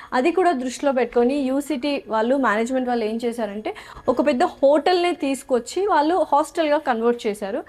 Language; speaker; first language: Telugu; native; Telugu